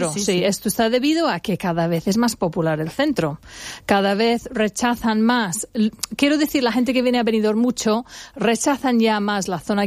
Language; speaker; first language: Spanish; non-native, fluent; English